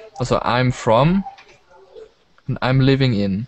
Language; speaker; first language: English; non-native, learner; German